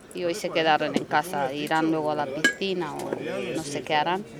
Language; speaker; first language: Spanish; non-native, fluent; Romanian